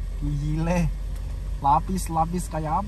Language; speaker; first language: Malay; non-native, learner; Chinese